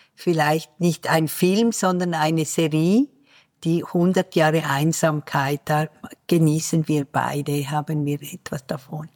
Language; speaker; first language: German; native; German